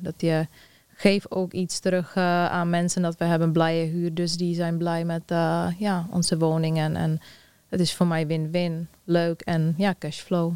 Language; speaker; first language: Dutch; non-native, learner; Czech